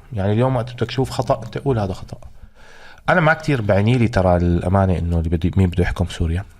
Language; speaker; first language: Arabic; native; Arabic